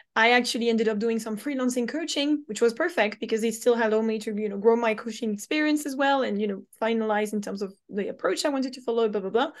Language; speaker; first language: English; non-native, fluent; French